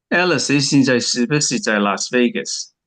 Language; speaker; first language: Chinese; native; Chinese